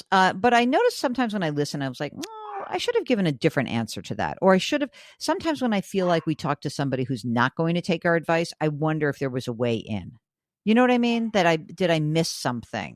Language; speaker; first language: English; native; English